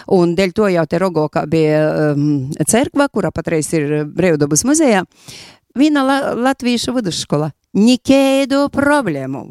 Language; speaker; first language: Latvian; native; Latvian